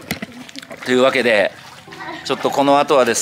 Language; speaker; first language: Japanese; native; Japanese